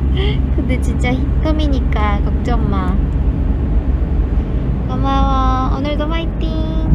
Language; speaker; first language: Korean; non-native, fluent; Japanese